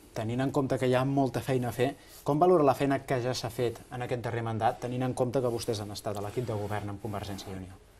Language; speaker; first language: Catalan; native; Catalan